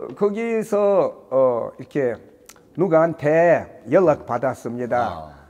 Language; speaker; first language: Korean; non-native, learner; Russian